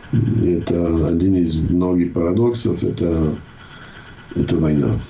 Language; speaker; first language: Russian; non-native, fluent; English